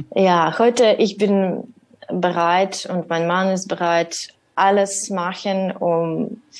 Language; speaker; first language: German; non-native, learner; Ukrainian